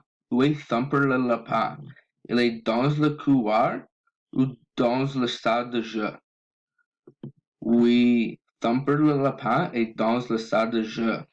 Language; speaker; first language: French; non-native, learner; English